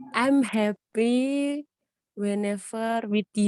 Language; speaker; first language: English; non-native, learner; Indonesian